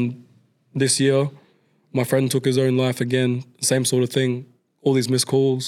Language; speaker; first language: English; native; English